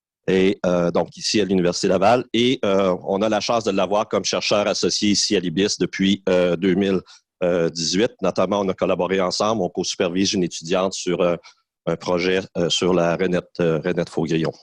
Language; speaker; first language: French; native; French